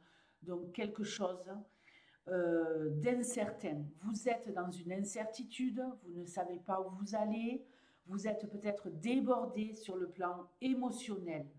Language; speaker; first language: French; native; French